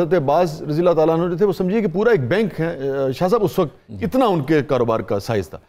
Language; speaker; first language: Urdu; native; Urdu